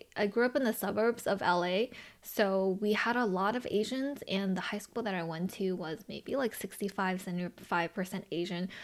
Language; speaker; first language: English; early bilingual, other home language; Chinese